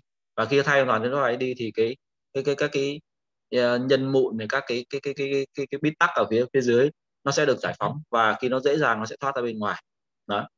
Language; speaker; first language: Vietnamese; native; Vietnamese